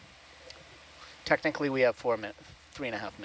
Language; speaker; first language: English; native; English